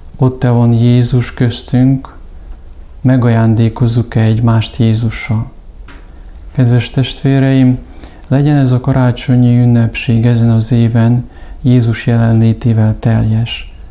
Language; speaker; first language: Hungarian; non-native, local second language; Ukrainian